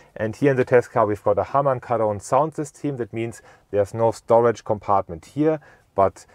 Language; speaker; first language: English; non-native, fluent; German